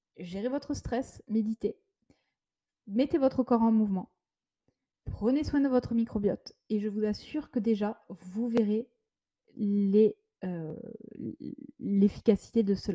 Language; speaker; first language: French; native; French